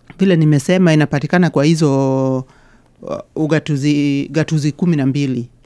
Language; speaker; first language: Swahili; non-native, local second language; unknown